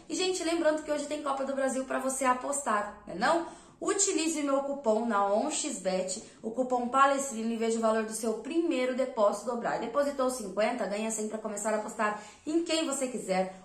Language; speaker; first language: Portuguese; native; Portuguese